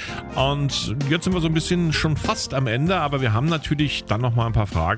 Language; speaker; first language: German; native; German